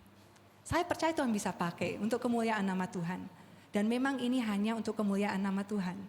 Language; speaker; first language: Indonesian; non-native, fluent; English